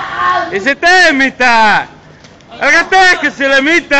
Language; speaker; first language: Finnish; native; Finnish